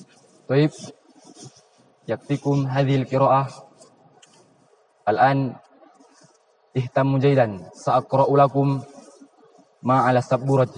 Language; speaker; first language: Arabic; non-native, learner; Indonesian